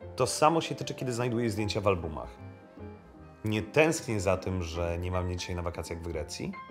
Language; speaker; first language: Polish; native; Polish